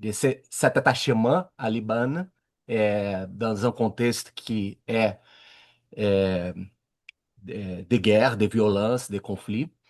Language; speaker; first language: French; non-native, learner; Portuguese